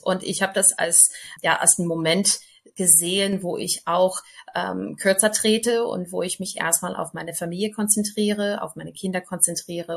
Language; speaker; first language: German; non-native, fluent; English